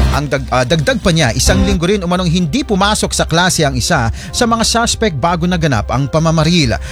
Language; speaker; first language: Filipino; native; Filipino